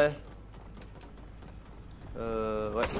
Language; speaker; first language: French; native; French